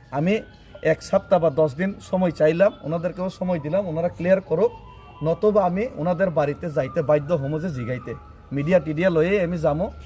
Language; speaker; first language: Bangla; non-native, local second language; Kok Borok